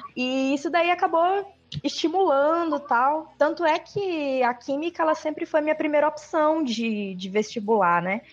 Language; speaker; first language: Portuguese; native; Portuguese